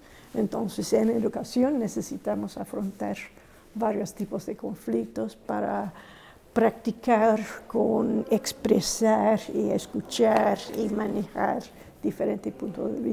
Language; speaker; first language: Spanish; non-native, fluent; English